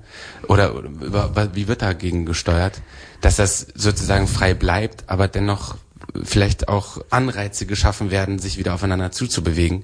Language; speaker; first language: German; native; German